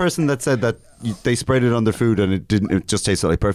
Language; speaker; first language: English; native; English